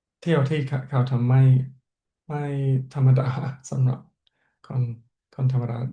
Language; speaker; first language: Thai; non-native, learner; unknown